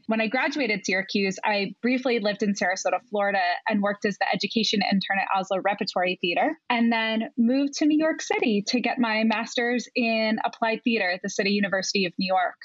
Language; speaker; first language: English; native; English